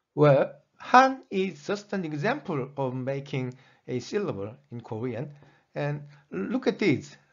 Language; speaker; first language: English; non-native, fluent; Korean